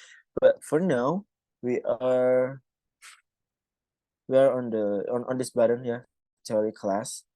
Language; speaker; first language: English; non-native, fluent; Indonesian